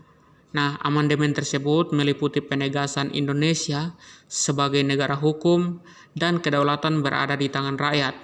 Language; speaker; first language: Indonesian; native; Indonesian